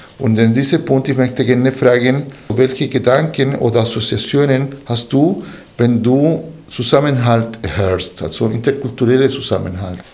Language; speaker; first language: German; non-native, fluent; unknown